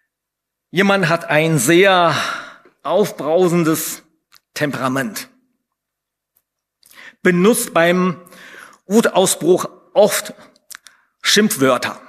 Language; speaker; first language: German; non-native, fluent; Chinese